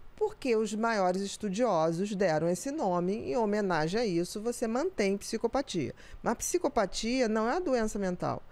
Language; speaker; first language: Portuguese; native; Portuguese